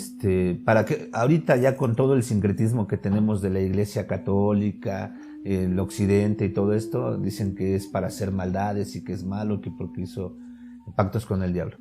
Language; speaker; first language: Spanish; native; Spanish